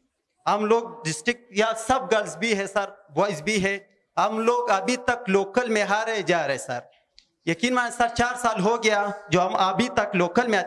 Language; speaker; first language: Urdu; non-native, local second language; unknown